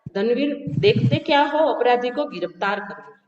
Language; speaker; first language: Hindi; non-native, local second language; Gujarati